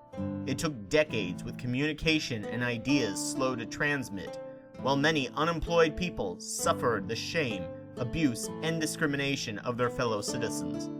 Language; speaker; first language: English; native; English